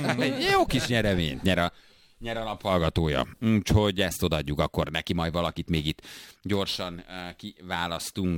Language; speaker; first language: Hungarian; native; Hungarian